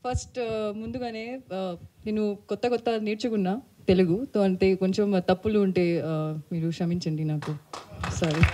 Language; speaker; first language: Telugu; native; Telugu